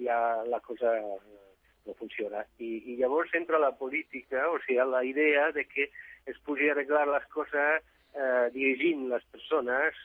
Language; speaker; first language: Catalan; non-native, fluent; Italian